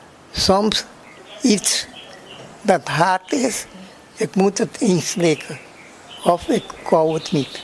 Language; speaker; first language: Dutch; non-native, local second language; Papiamento